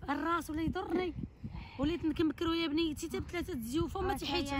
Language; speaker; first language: Arabic; native; Arabic